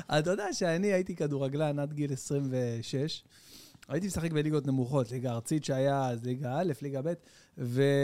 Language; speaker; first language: Hebrew; native; Hebrew